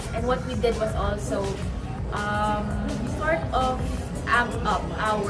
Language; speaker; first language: English; non-native, local second language; Cebuano